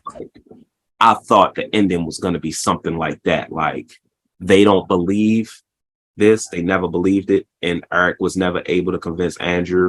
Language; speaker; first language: English; native; English